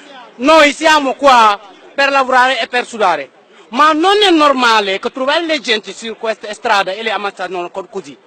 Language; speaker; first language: Italian; non-native, learner; Wolof